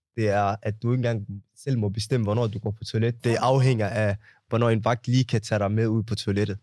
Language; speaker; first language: Danish; early bilingual, other home language; Somali